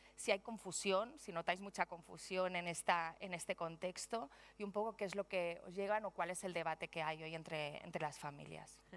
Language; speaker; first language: Spanish; non-native, local second language; Catalan